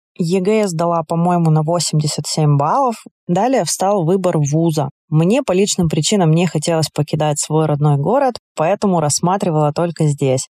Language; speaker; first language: Russian; native; Russian